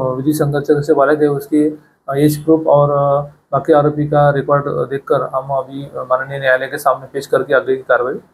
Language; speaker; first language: Hindi; non-native, local second language; Marathi